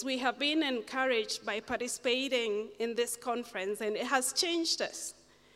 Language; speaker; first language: English; non-native, local second language; Kamba